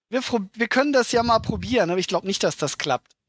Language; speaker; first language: German; native; German